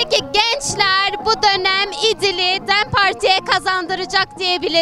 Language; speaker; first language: Turkish; native; Turkish